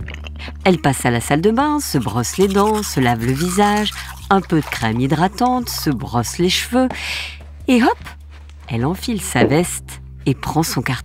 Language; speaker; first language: French; native; French